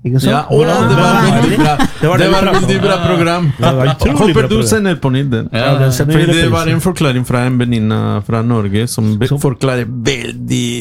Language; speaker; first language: Swedish; non-native, learner; Spanish